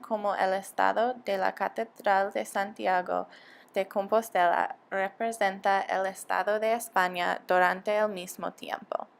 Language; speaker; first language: Spanish; non-native, learner; English